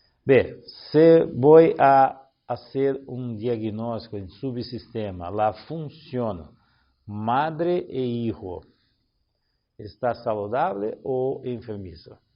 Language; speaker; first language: Spanish; non-native, learner; Portuguese